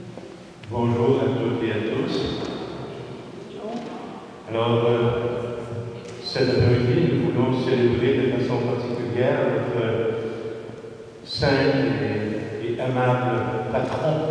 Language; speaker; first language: French; native; French